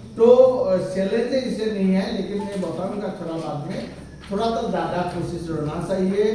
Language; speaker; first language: Hindi; non-native, local second language; Assamese